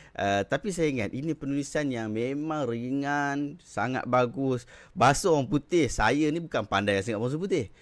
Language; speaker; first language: Malay; native; Malay